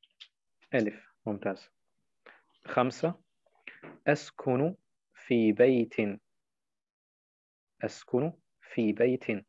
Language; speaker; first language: Arabic; non-native, fluent; German